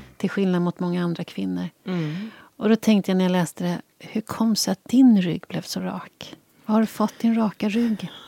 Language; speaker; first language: Swedish; native; Swedish